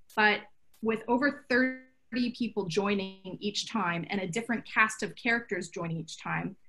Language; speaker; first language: English; native; English